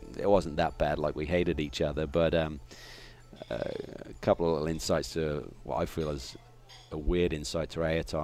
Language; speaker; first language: English; native; English